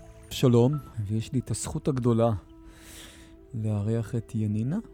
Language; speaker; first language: Hebrew; native; Hebrew